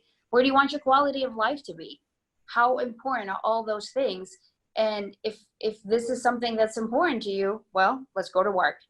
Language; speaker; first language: English; non-native, fluent; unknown